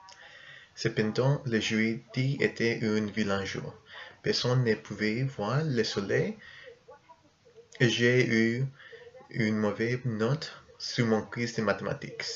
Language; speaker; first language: French; non-native, learner; English